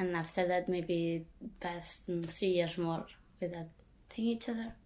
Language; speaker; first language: English; non-native, fluent; Catalan